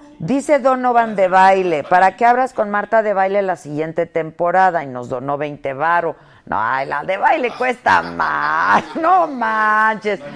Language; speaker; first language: Spanish; native; Spanish